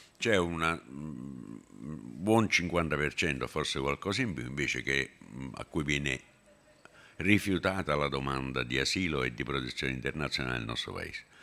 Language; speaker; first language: Italian; native; Italian